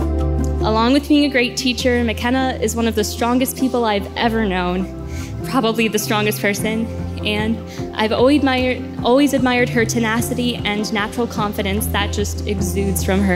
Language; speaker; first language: English; native; English